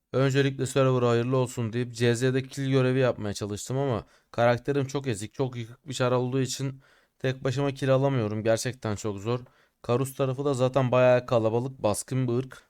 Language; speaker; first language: Turkish; native; Turkish